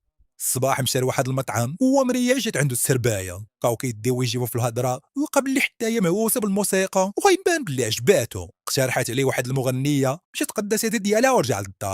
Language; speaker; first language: Arabic; native; Arabic